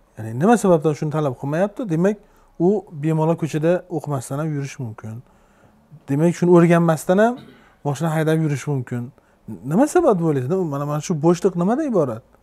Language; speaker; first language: Uzbek; native; Uzbek